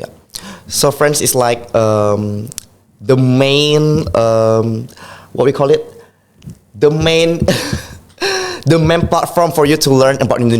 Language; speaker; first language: English; non-native, fluent; Indonesian